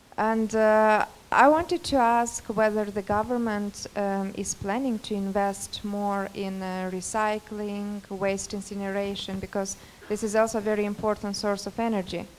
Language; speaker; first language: English; non-native, fluent; Spanish